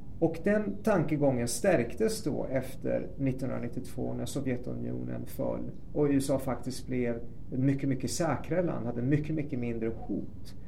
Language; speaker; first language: Swedish; early bilingual, other home language; Persian